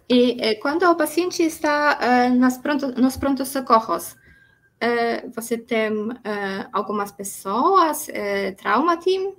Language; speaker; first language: Portuguese; non-native, learner; Polish